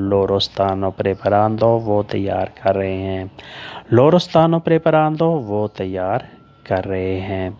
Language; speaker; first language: Italian; non-native, learner; Urdu